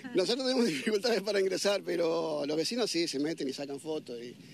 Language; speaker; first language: Spanish; native; Spanish